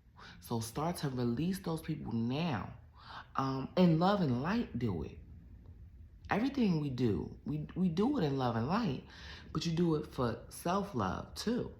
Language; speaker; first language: English; native; English